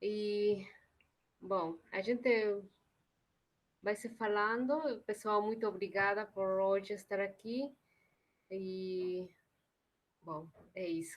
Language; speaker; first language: Portuguese; non-native, fluent; Spanish